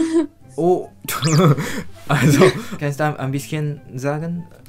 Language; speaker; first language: German; non-native, learner; Japanese